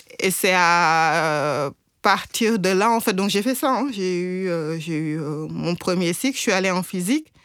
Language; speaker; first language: French; non-native, local second language; Wolof